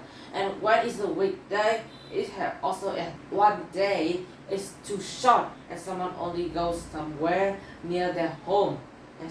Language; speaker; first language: English; non-native, learner; Vietnamese